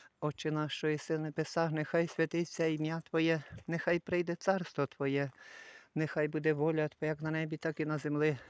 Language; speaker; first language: Ukrainian; native; Ukrainian